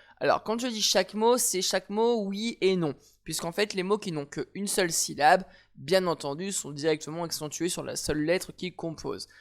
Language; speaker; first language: French; native; French